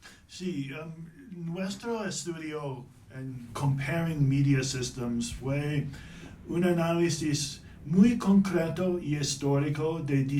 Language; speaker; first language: Spanish; non-native, fluent; English